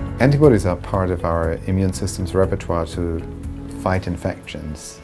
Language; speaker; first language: English; non-native, fluent; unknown